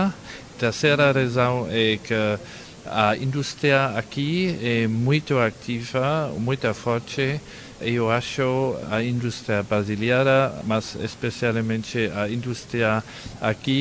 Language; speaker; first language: Portuguese; non-native, fluent; German